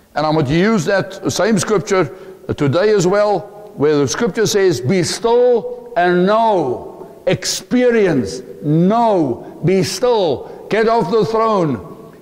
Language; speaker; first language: English; non-native, local second language; Afrikaans